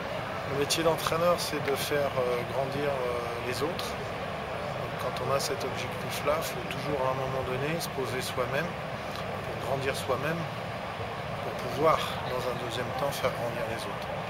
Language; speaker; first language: French; native; French